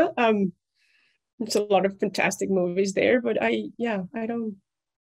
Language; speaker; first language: English; non-native, fluent; Spanish